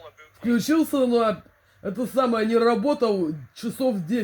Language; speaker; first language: Russian; native; Russian